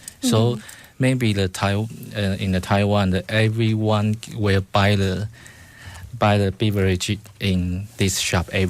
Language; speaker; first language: English; non-native, fluent; Chinese